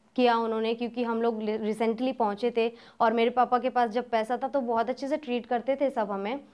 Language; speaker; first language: Hindi; native; Hindi